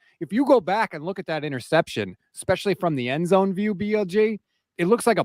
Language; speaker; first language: English; native; English